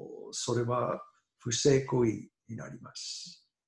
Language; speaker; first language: Japanese; non-native, fluent; English